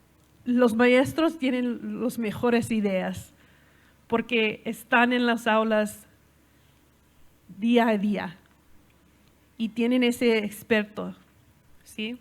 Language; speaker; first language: Spanish; non-native, learner; English